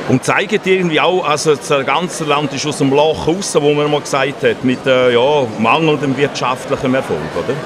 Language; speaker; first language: German; native; German